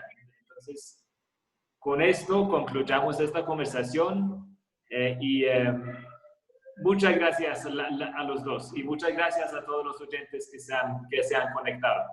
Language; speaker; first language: Spanish; non-native, fluent; Swedish